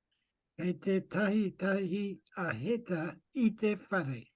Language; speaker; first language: Māori; non-native, learner; English